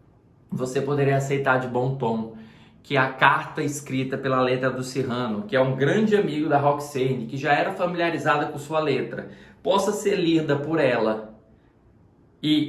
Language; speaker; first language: Portuguese; native; Portuguese